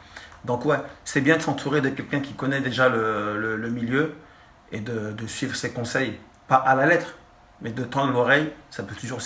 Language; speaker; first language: French; native; French